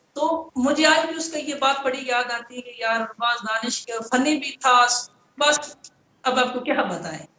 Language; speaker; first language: Urdu; non-native, local second language; Punjabi